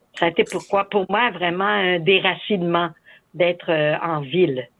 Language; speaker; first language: French; native; French